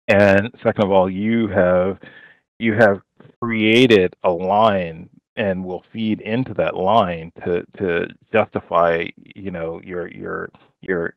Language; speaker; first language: English; native; English